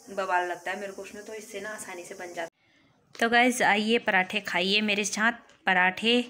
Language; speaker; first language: Hindi; native; Hindi